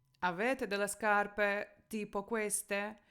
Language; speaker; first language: Italian; non-native, fluent; Ukrainian